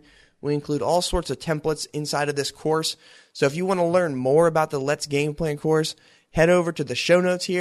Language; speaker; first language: English; native; English